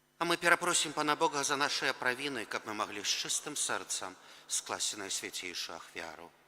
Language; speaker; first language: Belarusian; native; Belarusian